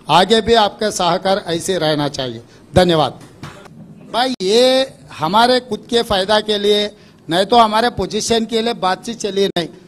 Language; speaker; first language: Hindi; non-native, local second language; Telugu